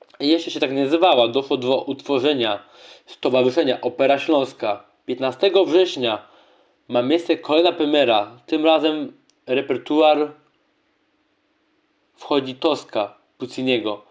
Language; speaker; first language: Polish; native; Polish